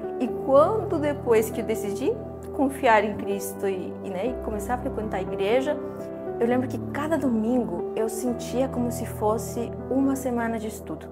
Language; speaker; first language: Portuguese; non-native, fluent; Spanish